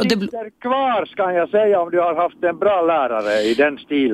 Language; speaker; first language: Swedish; non-native, fluent; Finnish